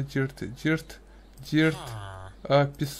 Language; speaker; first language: Russian; native; Russian